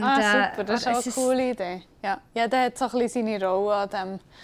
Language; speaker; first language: German; native; German